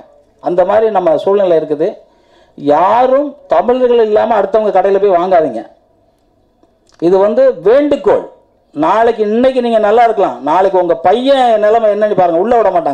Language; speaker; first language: Tamil; native; Tamil